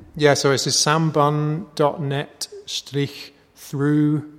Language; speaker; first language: German; non-native, fluent; English